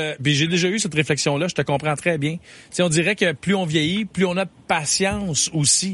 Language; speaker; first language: French; native; French